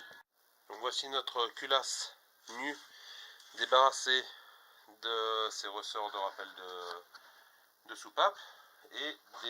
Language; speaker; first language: French; native; French